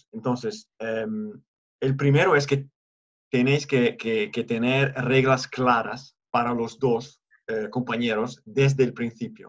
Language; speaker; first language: Spanish; non-native, fluent; Italian